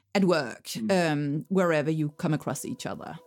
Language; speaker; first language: English; non-native, fluent; Danish